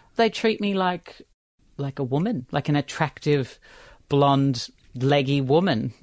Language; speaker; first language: English; native; English